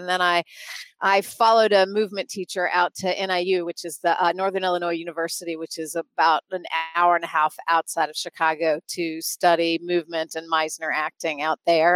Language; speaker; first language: English; native; English